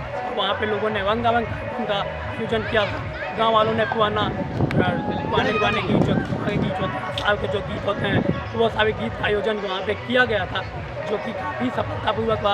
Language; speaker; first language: Hindi; native; Hindi